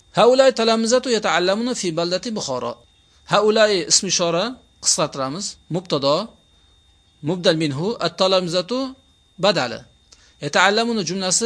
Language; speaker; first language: Arabic; non-native, fluent; Uzbek